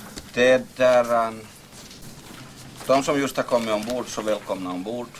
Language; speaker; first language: Swedish; native; Swedish